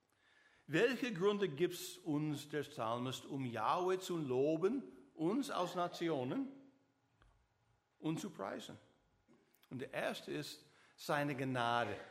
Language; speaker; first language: German; non-native, learner; English